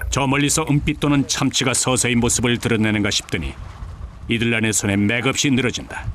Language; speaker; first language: Korean; native; Korean